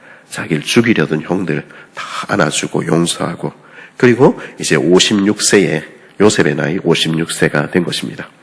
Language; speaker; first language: Korean; native; Korean